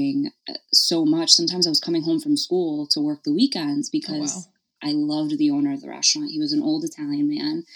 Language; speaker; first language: English; native; English